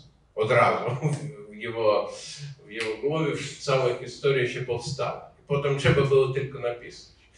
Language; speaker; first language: Polish; non-native, learner; Ukrainian